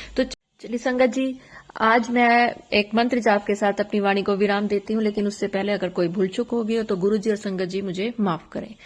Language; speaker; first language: Hindi; native; Hindi